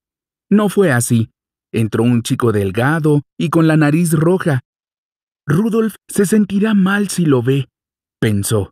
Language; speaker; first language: Spanish; native; Spanish